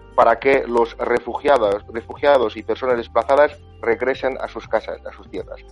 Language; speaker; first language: Spanish; non-native, fluent; Azerbaijani